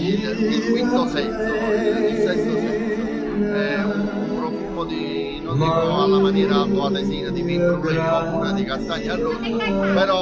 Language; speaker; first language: Italian; native; Italian